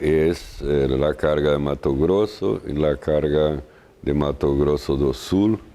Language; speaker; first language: Spanish; non-native, fluent; Portuguese